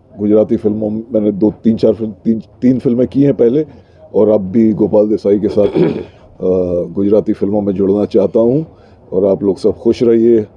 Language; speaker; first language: Hindi; native; Hindi